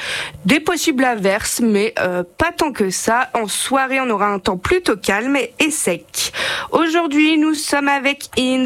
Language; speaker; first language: French; native; French